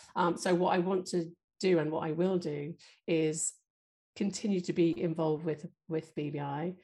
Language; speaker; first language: English; native; English